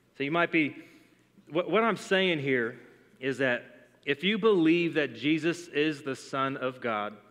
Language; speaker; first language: English; native; English